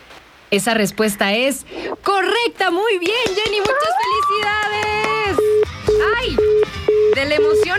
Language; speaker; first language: Spanish; native; Spanish